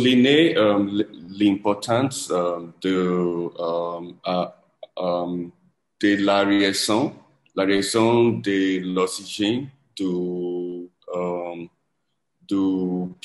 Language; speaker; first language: French; non-native, learner; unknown